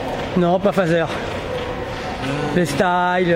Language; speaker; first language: French; native; French